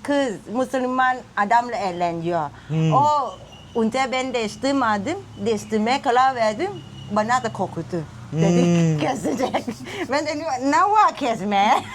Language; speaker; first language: Turkish; non-native, learner; Thai